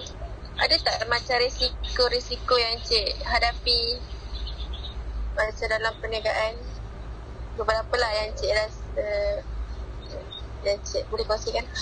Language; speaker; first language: Malay; native; Malay